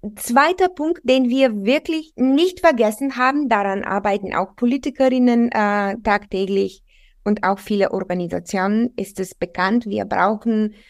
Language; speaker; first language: German; non-native, fluent; Bulgarian